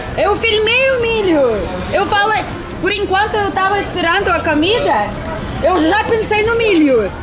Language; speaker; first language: Portuguese; non-native, learner; Russian